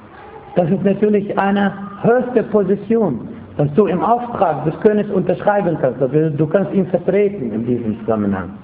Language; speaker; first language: German; non-native, fluent; Arabic